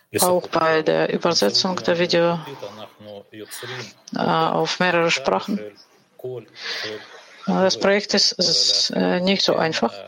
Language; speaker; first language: German; non-native, fluent; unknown